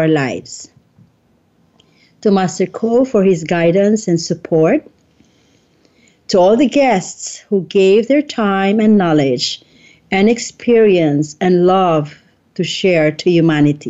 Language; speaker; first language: English; non-native, local second language; Filipino